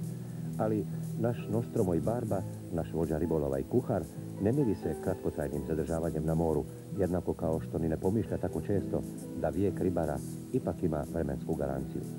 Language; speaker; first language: Croatian; native; Croatian